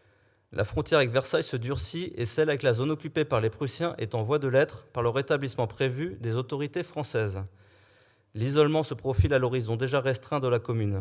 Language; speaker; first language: French; native; French